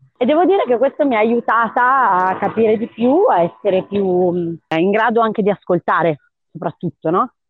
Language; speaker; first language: Italian; early bilingual, other home language; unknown